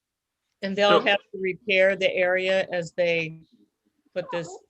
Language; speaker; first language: English; native; English